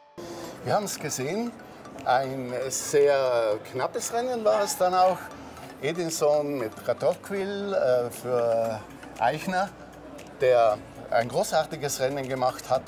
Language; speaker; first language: German; native; German